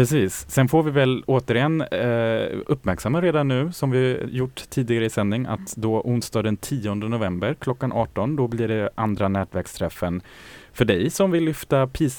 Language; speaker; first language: Swedish; native; Swedish